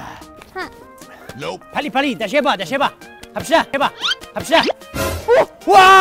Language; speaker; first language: Korean; non-native, fluent; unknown